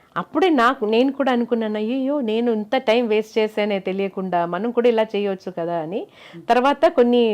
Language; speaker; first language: Telugu; non-native, local second language; Malayalam